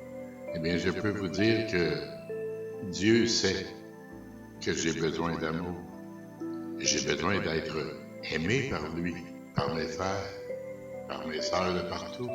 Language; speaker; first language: French; native; French